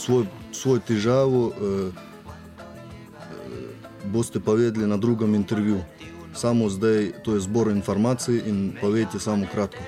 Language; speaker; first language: Slovenian; non-native, learner; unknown